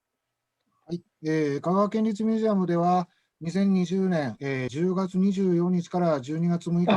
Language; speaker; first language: Japanese; native; Japanese